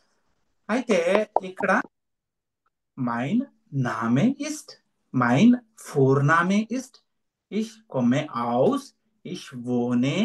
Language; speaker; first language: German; non-native, fluent; Telugu